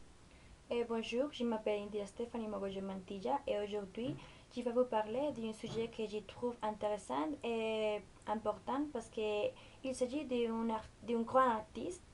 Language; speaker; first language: French; non-native, learner; Spanish